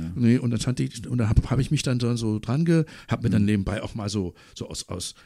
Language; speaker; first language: German; non-native, local second language; English